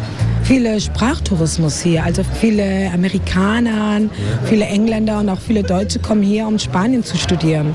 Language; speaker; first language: German; non-native, fluent; Spanish